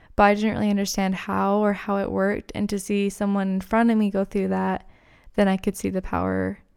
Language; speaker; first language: English; native; English